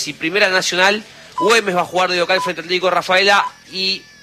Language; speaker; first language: Spanish; native; Spanish